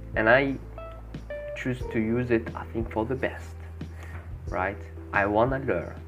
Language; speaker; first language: English; non-native, fluent; Arabic